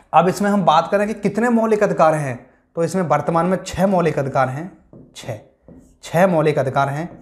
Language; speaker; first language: Hindi; native; Hindi